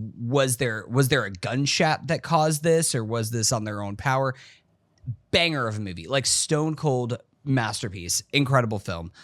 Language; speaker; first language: English; native; English